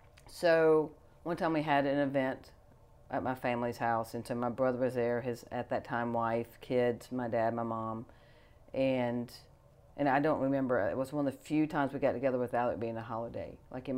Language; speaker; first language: English; native; English